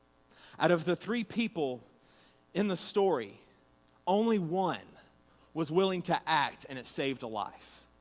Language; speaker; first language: English; native; English